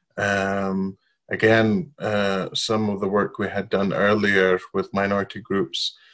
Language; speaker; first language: English; non-native, fluent; Arabic